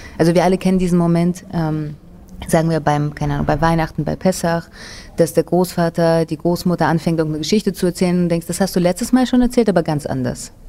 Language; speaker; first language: German; early bilingual, other home language; Russian